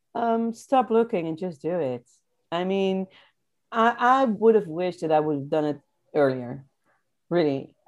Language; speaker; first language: English; non-native, fluent; Dutch